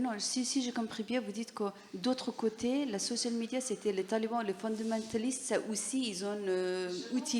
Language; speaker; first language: French; non-native, learner; Persian